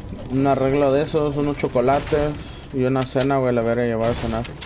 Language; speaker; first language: Spanish; early bilingual, heritage; Spanish